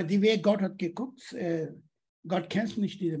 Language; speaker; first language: German; non-native, learner; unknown